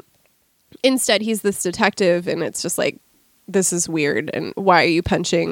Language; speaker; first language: English; native; English